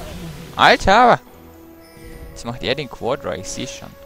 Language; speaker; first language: German; native; German